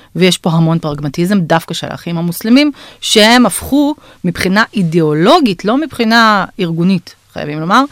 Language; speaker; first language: Hebrew; non-native, fluent; Russian